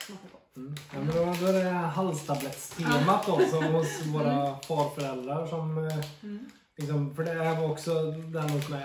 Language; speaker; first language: Swedish; native; Swedish